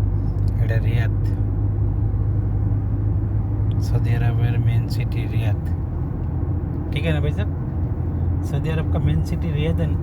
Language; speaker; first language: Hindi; non-native, learner; Bangla